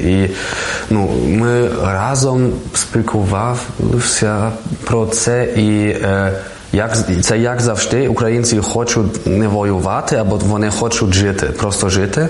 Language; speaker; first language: Ukrainian; non-native, learner; German